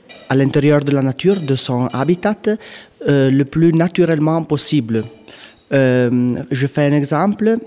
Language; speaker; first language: French; non-native, local second language; Italian